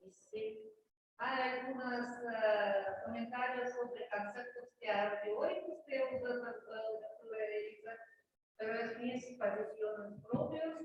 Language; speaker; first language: Spanish; non-native, learner; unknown